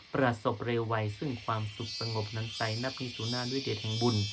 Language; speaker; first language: Thai; native; Thai